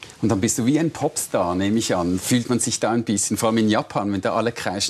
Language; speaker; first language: German; native; German